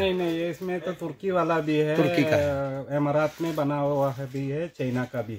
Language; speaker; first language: Hindi; non-native, local second language; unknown